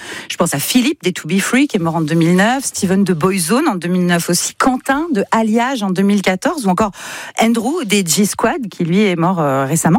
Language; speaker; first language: French; native; French